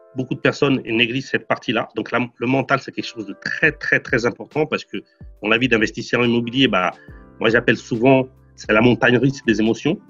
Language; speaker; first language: French; non-native, fluent; Portuguese